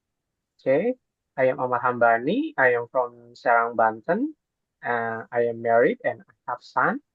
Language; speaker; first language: English; non-native, learner; Indonesian